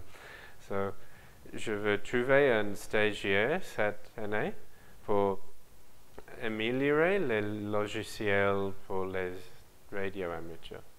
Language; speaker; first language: French; non-native, learner; English